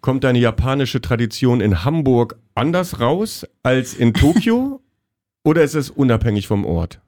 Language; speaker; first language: German; native; German